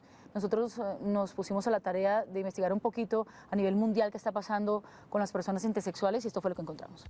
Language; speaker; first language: Spanish; native; Spanish